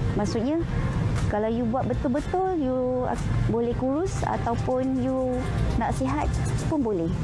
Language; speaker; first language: Malay; native; Malay